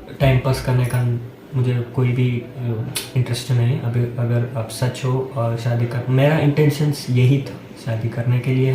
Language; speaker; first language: Hindi; non-native, local second language; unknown